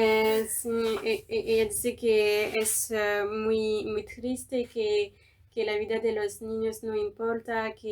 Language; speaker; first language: Spanish; non-native, fluent; French